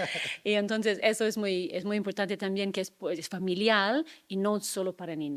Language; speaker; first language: Spanish; non-native, fluent; Italian